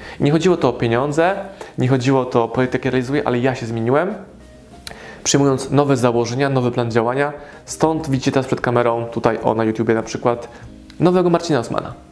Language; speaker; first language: Polish; native; Polish